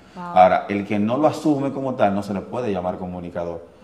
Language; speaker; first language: Spanish; native; Spanish